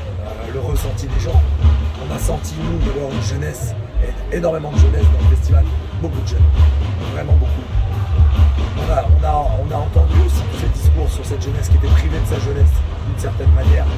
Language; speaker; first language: French; native; French